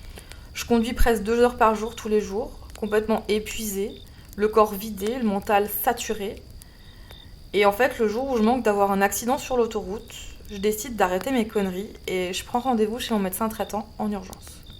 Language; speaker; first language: French; native; French